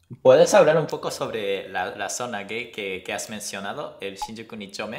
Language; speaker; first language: Spanish; non-native, fluent; Japanese